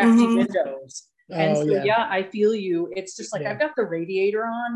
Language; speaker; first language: English; native; English